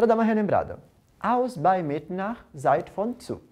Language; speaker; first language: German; non-native, fluent; Portuguese